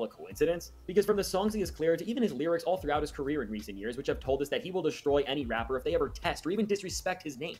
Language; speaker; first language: English; native; English